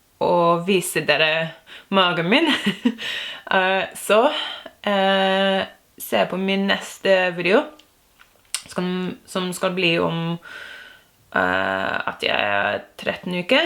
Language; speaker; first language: Norwegian; non-native, learner; English